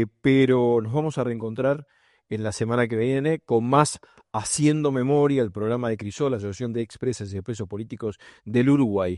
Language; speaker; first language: Spanish; native; Spanish